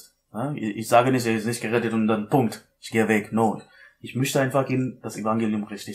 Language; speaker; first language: German; non-native, learner; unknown